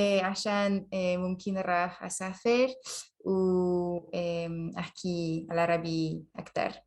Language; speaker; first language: Arabic; non-native, learner; French